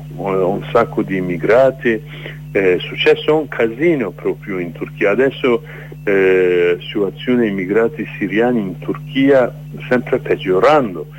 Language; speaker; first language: Italian; non-native, learner; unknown